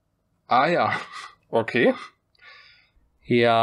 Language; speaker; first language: German; native; German